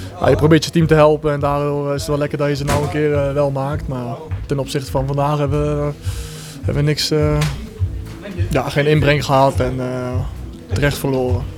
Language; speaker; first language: Dutch; native; Dutch